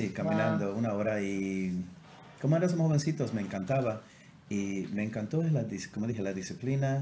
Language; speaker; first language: Spanish; native; Spanish